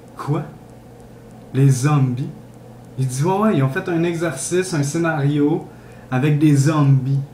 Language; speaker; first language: French; native; French